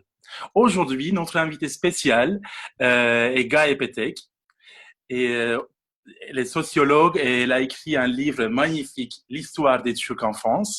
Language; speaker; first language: French; non-native, fluent; Turkish